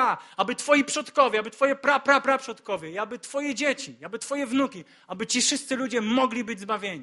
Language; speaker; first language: Polish; native; Polish